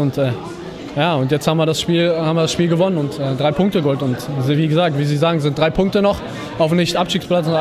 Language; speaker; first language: German; native; German